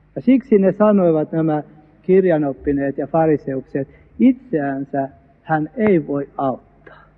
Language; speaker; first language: Finnish; non-native, local second language; Swedish